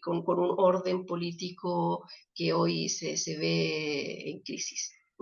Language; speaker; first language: Spanish; native; Spanish